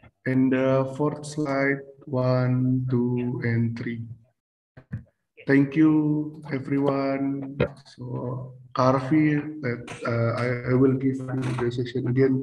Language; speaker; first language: English; non-native, fluent; Indonesian